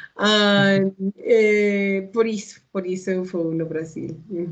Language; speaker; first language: Portuguese; non-native, learner; Spanish